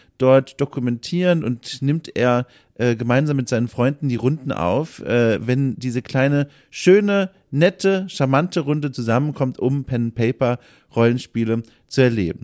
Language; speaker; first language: German; native; German